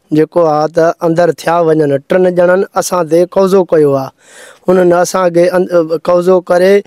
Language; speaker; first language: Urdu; non-native, local second language; Sindhi